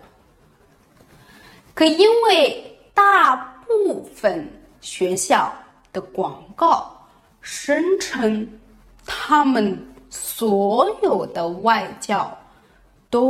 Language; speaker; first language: Chinese; native; Chinese